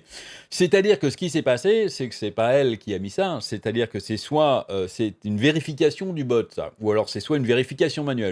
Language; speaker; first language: French; native; French